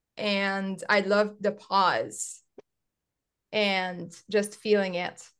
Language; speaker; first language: English; non-native, local second language; French